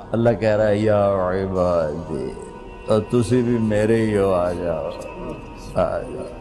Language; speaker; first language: Urdu; non-native, local second language; Punjabi